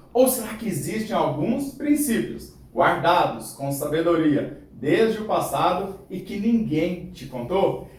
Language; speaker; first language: Portuguese; native; Portuguese